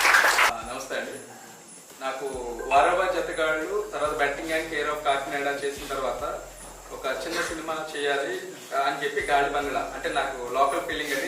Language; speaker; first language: Telugu; native; Telugu